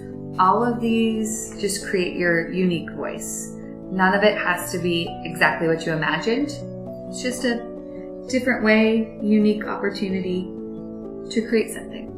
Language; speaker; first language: English; native; English